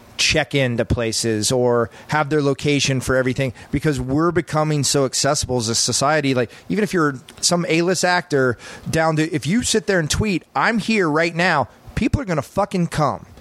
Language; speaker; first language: English; native; English